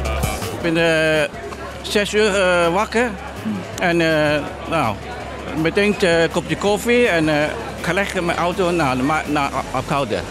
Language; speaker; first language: Dutch; non-native, learner; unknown